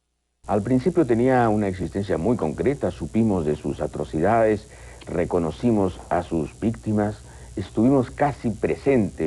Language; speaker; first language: Spanish; native; Spanish